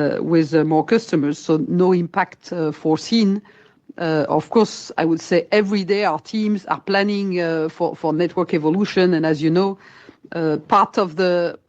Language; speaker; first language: English; non-native, fluent; French